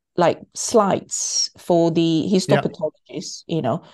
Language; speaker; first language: English; non-native, local second language; Cantonese